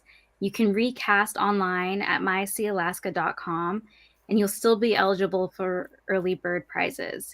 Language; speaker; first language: English; native; English